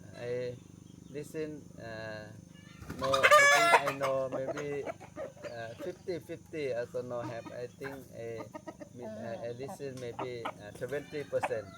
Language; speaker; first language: English; non-native, learner; Thai